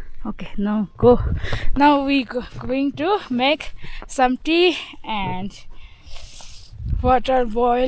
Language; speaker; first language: English; non-native, learner; Tibetan